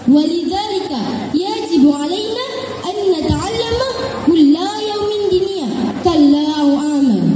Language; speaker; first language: Arabic; non-native, learner; Indonesian